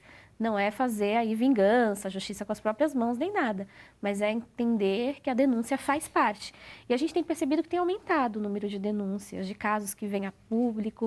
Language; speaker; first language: Portuguese; native; Portuguese